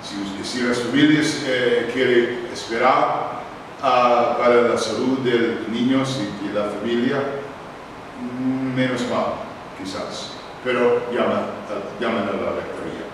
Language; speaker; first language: Spanish; non-native, learner; English